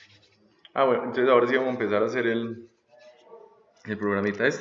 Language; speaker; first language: Spanish; native; Spanish